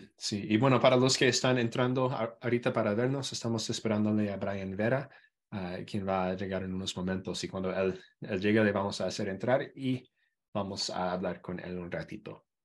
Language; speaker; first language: Spanish; non-native, fluent; English